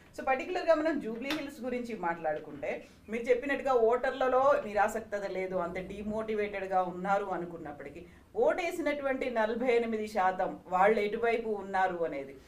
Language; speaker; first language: Telugu; native; Telugu